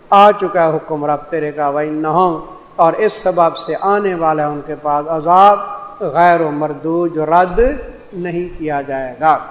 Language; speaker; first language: Urdu; non-native, local second language; Saraiki